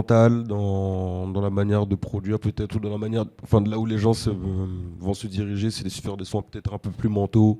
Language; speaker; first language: French; native; French